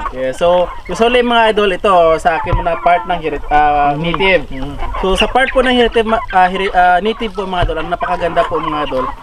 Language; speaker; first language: Filipino; native; Filipino